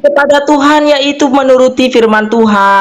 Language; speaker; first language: Indonesian; native; Indonesian